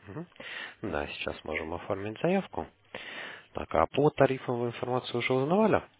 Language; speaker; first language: Russian; native; Russian